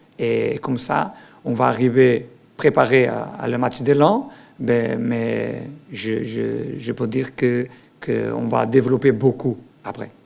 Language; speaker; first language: French; non-native, learner; Portuguese